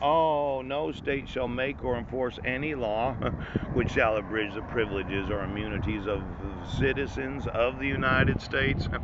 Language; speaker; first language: English; native; English